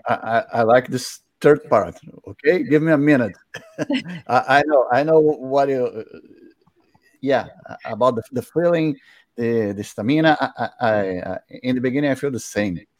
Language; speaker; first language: English; non-native, learner; Portuguese